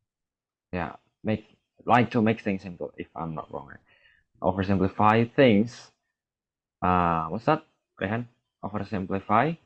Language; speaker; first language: English; non-native, fluent; Indonesian